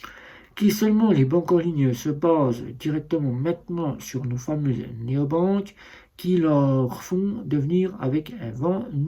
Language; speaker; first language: French; native; French